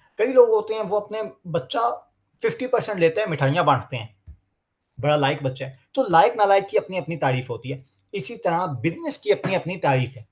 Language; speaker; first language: Urdu; native; Urdu